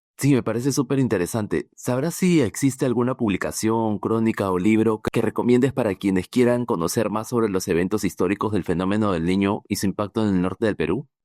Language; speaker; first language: Spanish; native; Spanish